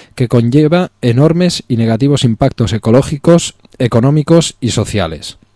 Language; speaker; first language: Spanish; native; Spanish